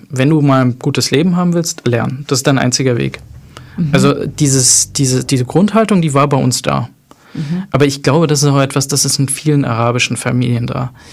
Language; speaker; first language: German; native; German